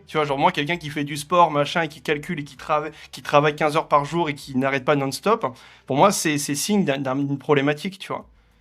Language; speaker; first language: French; native; French